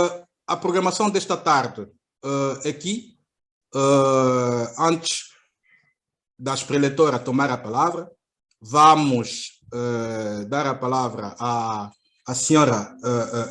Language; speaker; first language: Portuguese; native; Portuguese